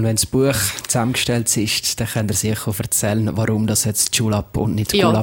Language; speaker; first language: German; native; German